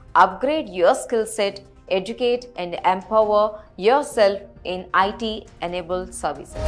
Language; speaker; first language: English; non-native, local second language; Telugu